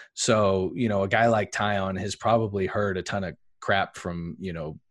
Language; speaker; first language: English; native; English